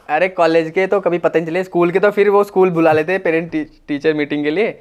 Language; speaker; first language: Hindi; native; Hindi